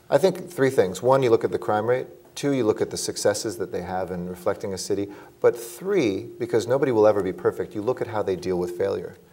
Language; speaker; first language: English; native; English